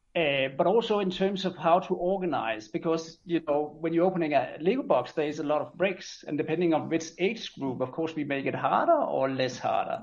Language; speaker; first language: English; non-native, fluent; Danish